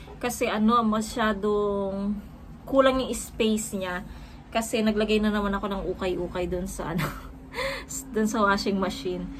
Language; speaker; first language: Filipino; native; Filipino